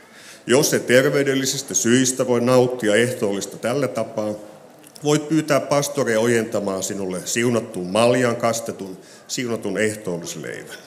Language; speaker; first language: Finnish; native; Finnish